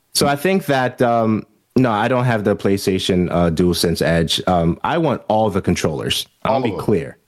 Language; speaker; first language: English; early bilingual, other home language; Haitian Creole